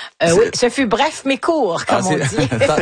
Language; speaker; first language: French; native; French